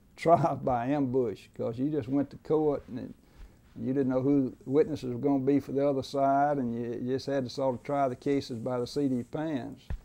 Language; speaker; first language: English; native; English